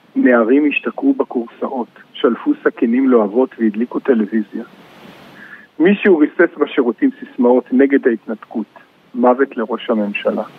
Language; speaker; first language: Hebrew; native; Hebrew